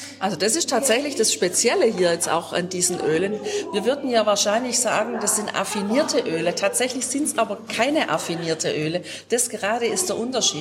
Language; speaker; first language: German; native; German